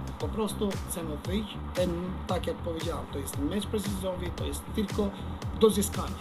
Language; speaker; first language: Polish; non-native, learner; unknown